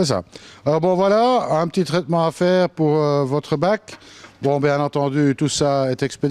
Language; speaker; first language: French; native; French